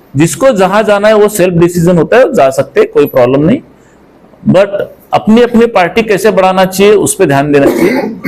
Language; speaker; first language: Hindi; non-native, local second language; Marathi